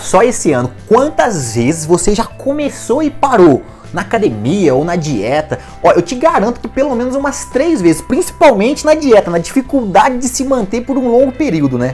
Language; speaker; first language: Portuguese; native; Portuguese